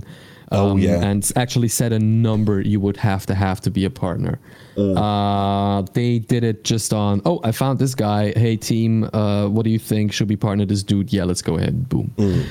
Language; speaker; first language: English; non-native, fluent; Swiss German